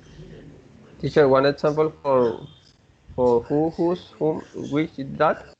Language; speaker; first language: English; non-native, learner; Spanish